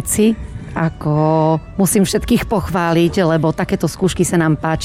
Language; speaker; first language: Slovak; native; Slovak